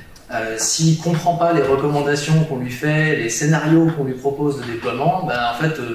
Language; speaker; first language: French; native; French